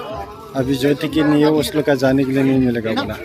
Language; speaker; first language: Hindi; non-native, local second language; Bodo